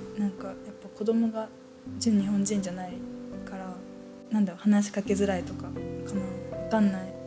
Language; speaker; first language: Japanese; native; Japanese